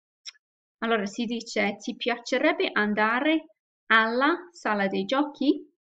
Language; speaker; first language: Italian; non-native, fluent; English